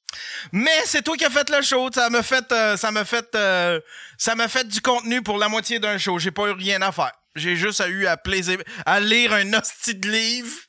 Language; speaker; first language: French; native; French